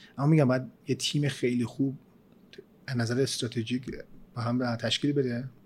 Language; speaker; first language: Persian; early bilingual, other home language; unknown